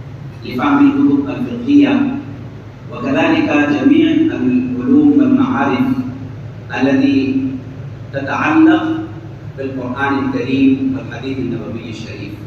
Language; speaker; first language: Arabic; non-native, fluent; Urdu